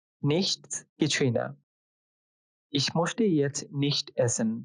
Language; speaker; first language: German; non-native, fluent; Bangla